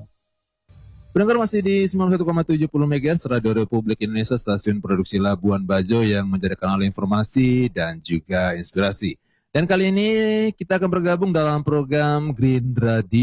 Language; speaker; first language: Indonesian; native; Indonesian